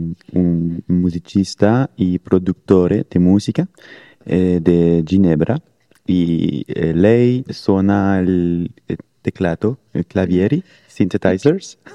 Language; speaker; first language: Italian; non-native, learner; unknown